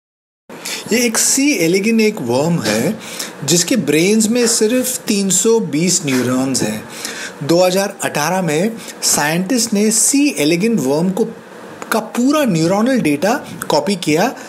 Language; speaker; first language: Hindi; native; Hindi